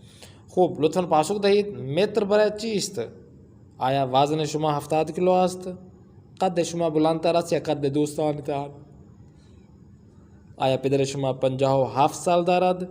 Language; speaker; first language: Persian; non-native, fluent; Urdu